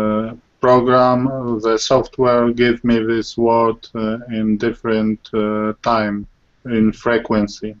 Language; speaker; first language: English; non-native, learner; Polish